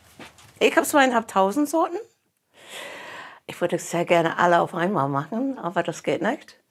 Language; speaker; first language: German; non-native, fluent; English